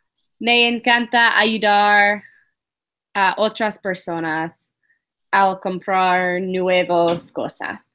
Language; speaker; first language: Spanish; non-native, learner; English